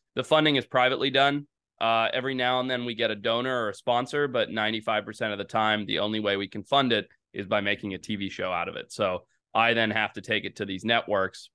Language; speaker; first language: English; native; English